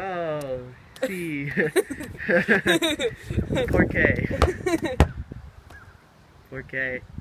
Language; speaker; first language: Spanish; non-native, learner; English